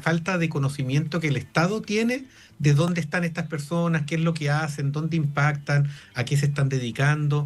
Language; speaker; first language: Spanish; native; Spanish